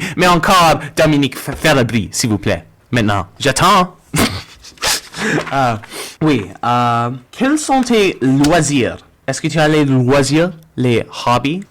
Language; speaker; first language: French; non-native, learner; English